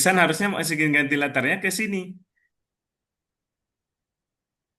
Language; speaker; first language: Indonesian; native; Indonesian